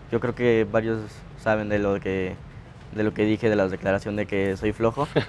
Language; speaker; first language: Spanish; native; Spanish